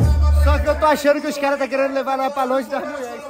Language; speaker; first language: Portuguese; native; Portuguese